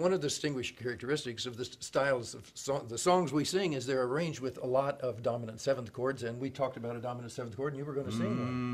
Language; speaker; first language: English; native; English